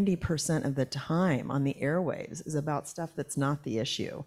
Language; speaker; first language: English; native; English